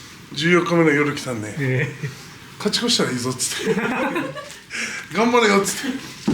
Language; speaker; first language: Japanese; native; Japanese